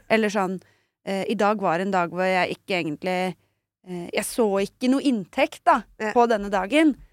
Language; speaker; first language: Norwegian; native; Norwegian